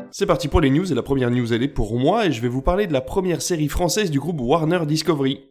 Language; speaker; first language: French; native; French